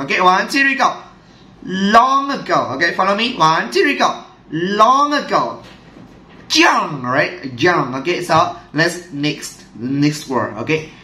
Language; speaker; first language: English; non-native, fluent; Vietnamese